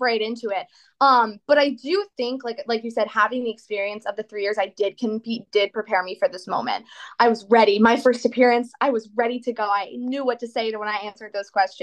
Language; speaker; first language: English; native; English